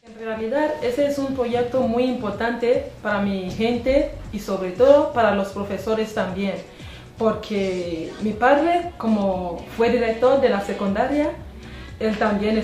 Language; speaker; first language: Spanish; non-native, fluent; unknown